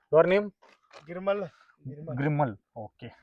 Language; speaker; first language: Hindi; non-native, local second language; Tamil